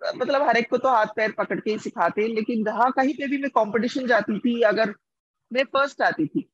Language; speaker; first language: Hindi; non-native, local second language; Odia